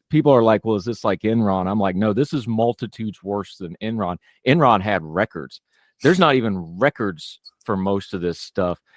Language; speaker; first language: English; native; English